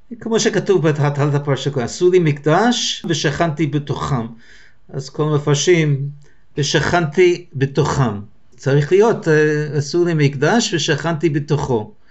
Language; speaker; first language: Hebrew; non-native, fluent; English